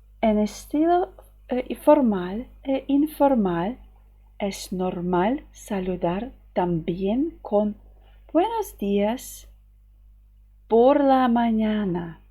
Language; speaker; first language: Spanish; non-native, fluent; Ukrainian